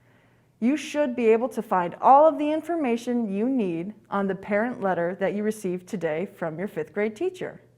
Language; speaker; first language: English; native; English